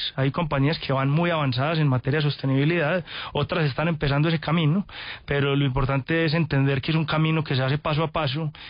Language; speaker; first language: Spanish; native; Spanish